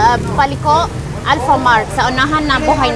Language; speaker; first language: Filipino; early bilingual, heritage; Arabic